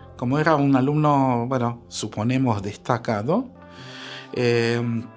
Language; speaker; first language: Spanish; non-native, fluent; Russian